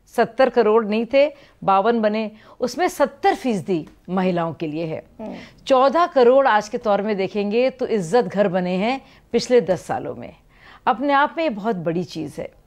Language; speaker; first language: Hindi; native; Hindi